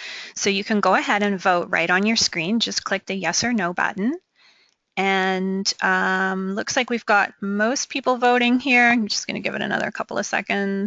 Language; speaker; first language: English; native; English